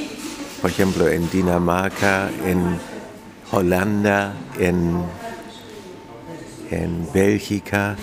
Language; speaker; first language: Spanish; non-native, fluent; German